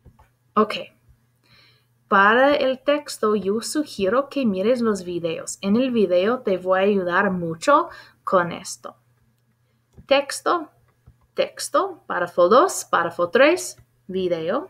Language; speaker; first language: Spanish; non-native, fluent; English